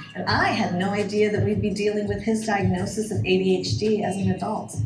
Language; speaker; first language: English; native; English